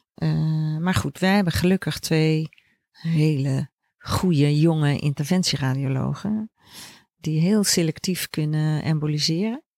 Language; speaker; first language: Dutch; native; Dutch